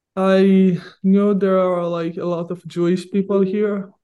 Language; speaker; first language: English; non-native, fluent; Hebrew